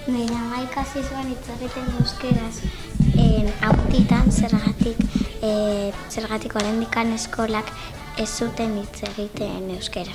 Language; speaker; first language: Basque; non-native, local second language; Spanish